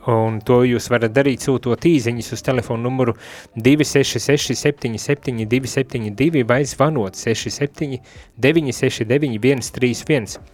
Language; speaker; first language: Latvian; native; Latvian